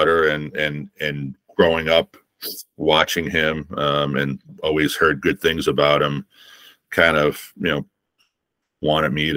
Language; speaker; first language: English; native; English